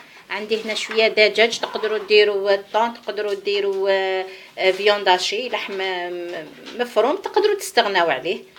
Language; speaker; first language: Arabic; native; Arabic